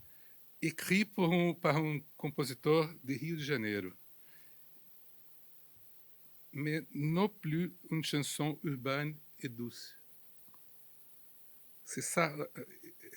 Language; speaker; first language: French; non-native, fluent; Portuguese